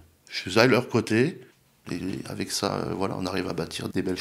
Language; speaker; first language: French; native; French